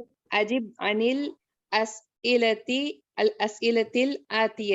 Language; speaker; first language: Arabic; non-native, learner; Urdu